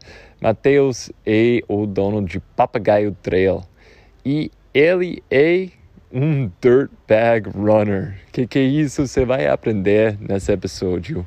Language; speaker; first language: Portuguese; non-native, fluent; English